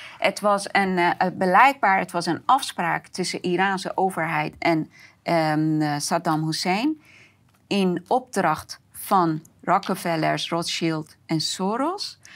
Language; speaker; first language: Dutch; non-native, fluent; Persian